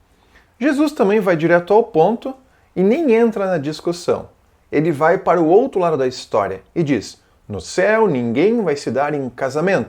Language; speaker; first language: Portuguese; native; Portuguese